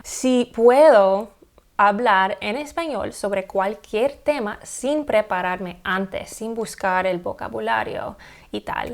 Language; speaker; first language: Spanish; non-native, fluent; English